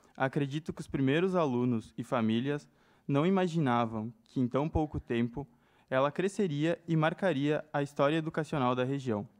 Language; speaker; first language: Portuguese; native; Portuguese